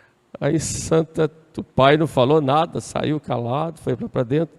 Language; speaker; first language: Portuguese; native; Portuguese